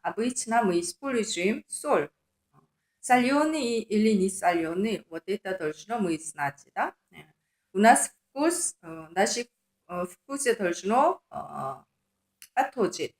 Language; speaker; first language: Russian; non-native, learner; Korean